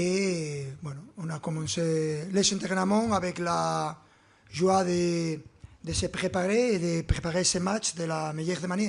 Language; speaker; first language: French; non-native, fluent; Spanish